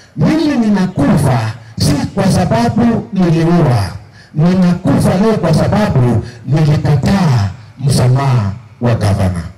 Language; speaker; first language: Swahili; non-native, local second language; Gusii